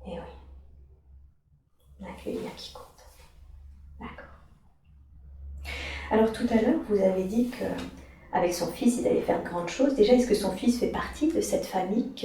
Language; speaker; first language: French; native; French